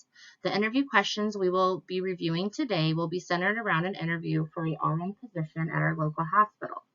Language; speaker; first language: English; native; English